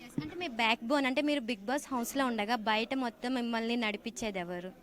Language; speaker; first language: Telugu; native; Telugu